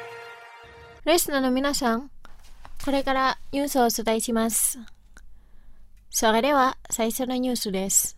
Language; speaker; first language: Japanese; non-native, fluent; Indonesian